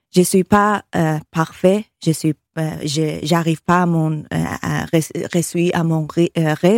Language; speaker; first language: French; non-native, learner; Persian